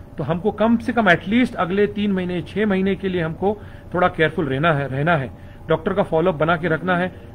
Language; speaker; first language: Hindi; non-native, local second language; Marathi